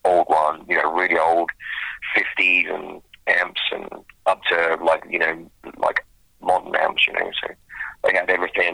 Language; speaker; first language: English; native; English